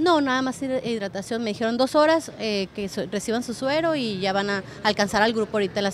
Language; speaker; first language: Spanish; native; Spanish